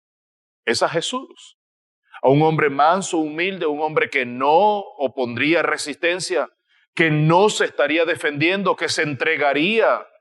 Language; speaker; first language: Spanish; native; Spanish